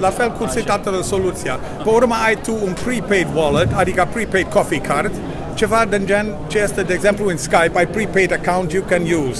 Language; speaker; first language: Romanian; non-native, learner; Dutch